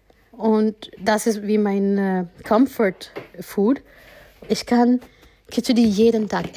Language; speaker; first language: German; non-native, fluent; Gujarati